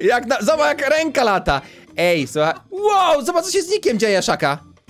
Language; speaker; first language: Polish; native; Polish